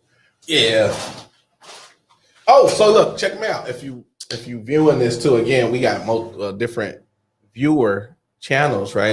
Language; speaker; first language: English; native; English